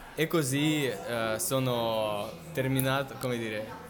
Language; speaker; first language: Italian; non-native, fluent; Russian